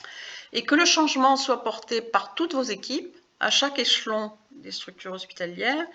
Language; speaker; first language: French; native; French